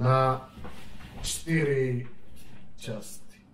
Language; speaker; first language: Russian; non-native, learner; Serbian